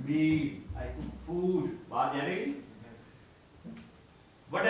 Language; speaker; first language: English; non-native, local second language; Urdu